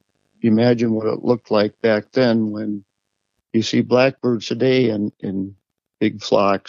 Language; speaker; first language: English; native; English